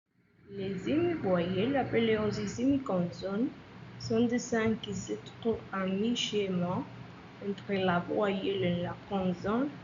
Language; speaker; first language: French; non-native, learner; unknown